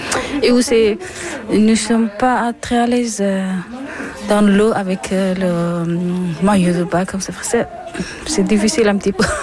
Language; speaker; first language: French; non-native, learner; Persian